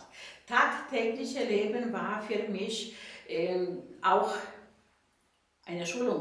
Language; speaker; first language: German; non-native, fluent; Polish